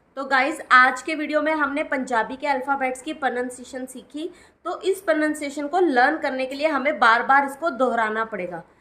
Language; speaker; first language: Hindi; native; Hindi